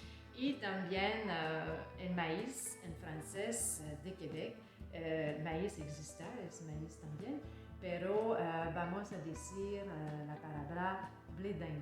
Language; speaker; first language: Spanish; non-native, learner; French